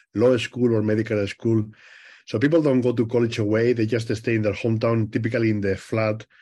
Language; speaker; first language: English; non-native, fluent; Spanish